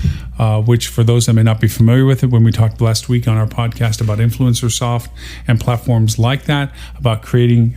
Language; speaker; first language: English; native; English